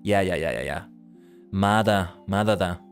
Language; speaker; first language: Japanese; non-native, learner; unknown